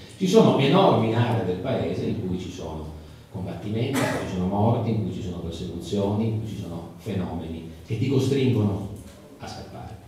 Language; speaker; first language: Italian; native; Italian